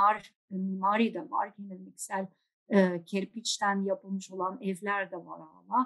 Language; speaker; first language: Turkish; non-native, fluent; Dutch